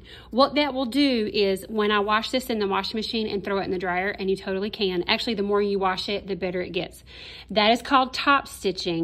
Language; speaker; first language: English; native; English